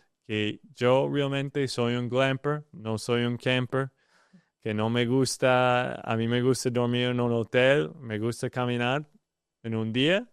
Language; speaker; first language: Spanish; non-native, learner; English